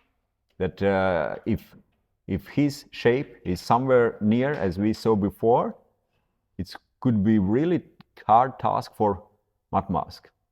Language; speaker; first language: English; non-native, fluent; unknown